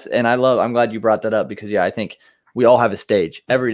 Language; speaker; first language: English; native; English